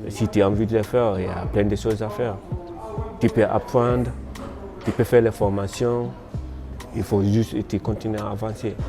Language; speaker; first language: French; non-native, learner; Krio